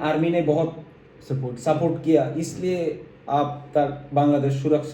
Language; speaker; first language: Hindi; non-native, fluent; Bangla